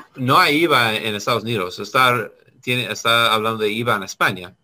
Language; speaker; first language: Spanish; non-native, learner; English